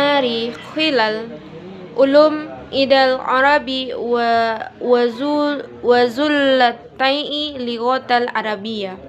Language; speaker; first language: Arabic; non-native, learner; Indonesian